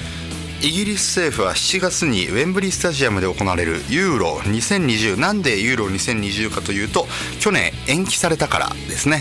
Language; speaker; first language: Japanese; native; Japanese